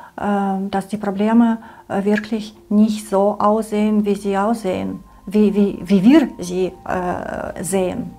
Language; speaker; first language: German; non-native, learner; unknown